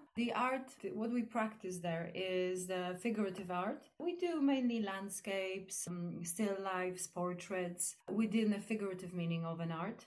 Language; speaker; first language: English; non-native, fluent; Polish